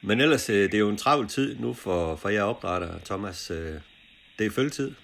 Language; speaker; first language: Danish; native; Danish